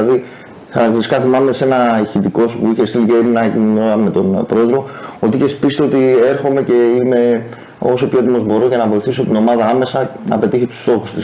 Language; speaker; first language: Greek; native; Greek